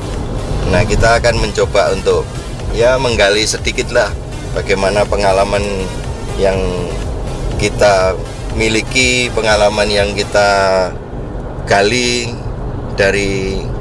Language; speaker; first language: Indonesian; native; Indonesian